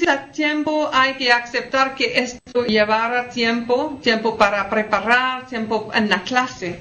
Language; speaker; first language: Spanish; non-native, learner; French